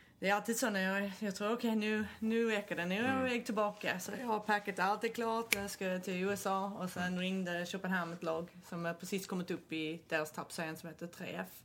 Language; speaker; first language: Swedish; non-native, fluent; English